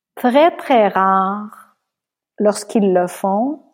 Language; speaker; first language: French; native; French